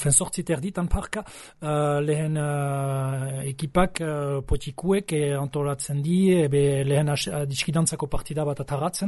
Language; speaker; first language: Basque; native; Basque